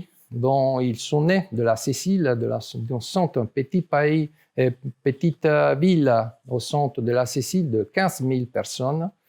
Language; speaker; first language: French; non-native, learner; Italian